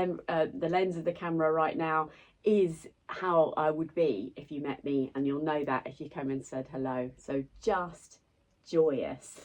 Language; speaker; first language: English; native; English